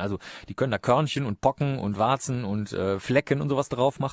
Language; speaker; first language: German; native; German